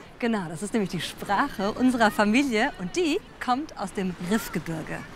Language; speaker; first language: German; early bilingual, other home language; Riffian